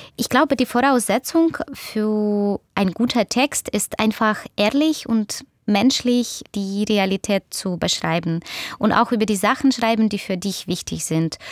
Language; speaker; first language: German; non-native, fluent; Russian